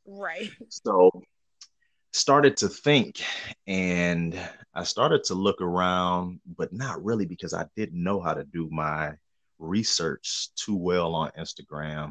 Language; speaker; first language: English; native; English